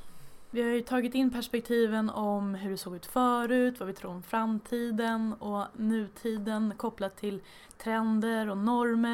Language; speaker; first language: Swedish; native; Swedish